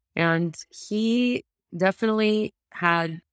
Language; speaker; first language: English; early bilingual, other home language; Russian